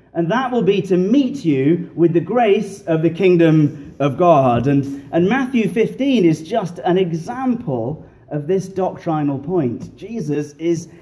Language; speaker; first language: English; native; English